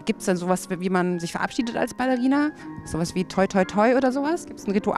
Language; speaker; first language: German; native; German